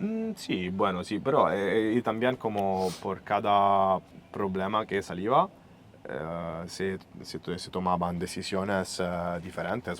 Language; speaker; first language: Spanish; non-native, fluent; Italian